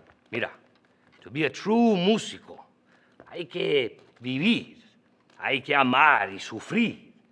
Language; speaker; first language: Spanish; early bilingual, other home language; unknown